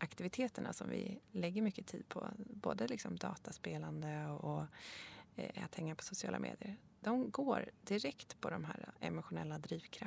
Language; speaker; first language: Swedish; native; Swedish